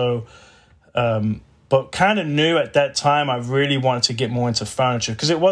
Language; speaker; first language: English; native; English